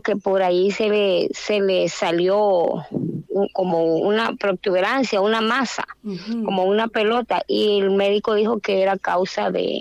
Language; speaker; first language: Spanish; native; Spanish